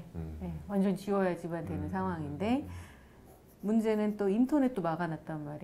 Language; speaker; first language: Korean; native; Korean